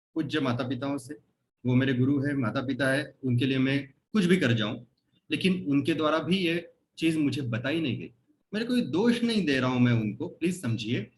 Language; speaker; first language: Hindi; non-native, local second language; Marathi